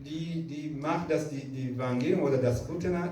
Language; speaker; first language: German; non-native, fluent; Rundi